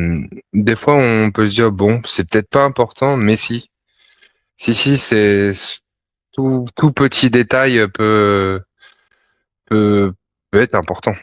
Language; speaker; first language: French; native; French